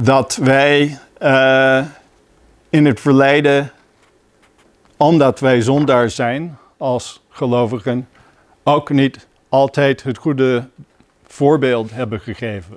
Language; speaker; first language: Dutch; non-native, fluent; English